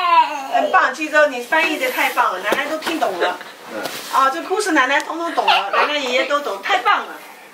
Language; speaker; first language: Chinese; native; Chinese